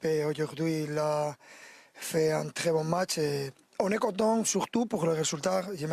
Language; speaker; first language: French; non-native, fluent; Spanish